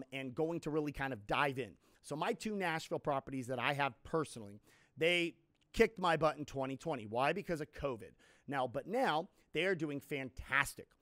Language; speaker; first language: English; native; English